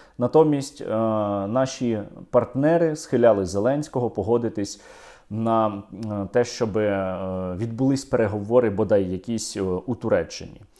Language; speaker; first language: Ukrainian; native; Ukrainian